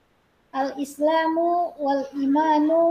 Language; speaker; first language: Arabic; non-native, learner; Indonesian